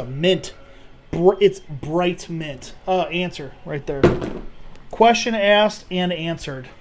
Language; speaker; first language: English; native; English